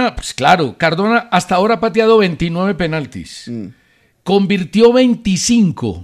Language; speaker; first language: Spanish; native; Spanish